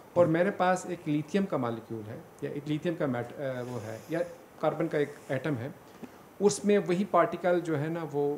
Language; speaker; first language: Urdu; native; Urdu